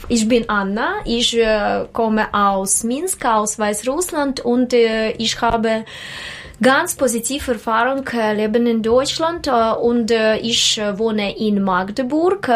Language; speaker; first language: German; non-native, learner; Russian